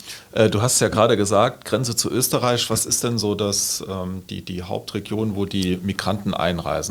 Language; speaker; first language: German; native; German